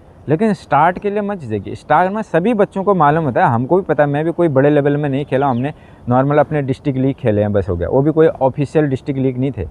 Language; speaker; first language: Hindi; native; Hindi